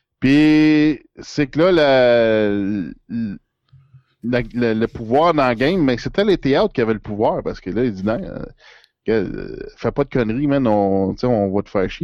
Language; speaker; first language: French; native; French